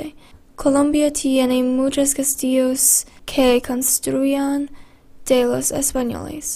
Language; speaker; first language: Spanish; non-native, learner; English